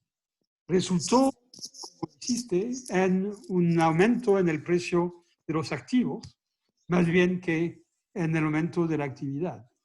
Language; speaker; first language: Spanish; non-native, fluent; French